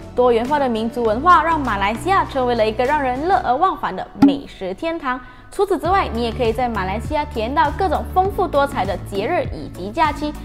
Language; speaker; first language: Chinese; native; Chinese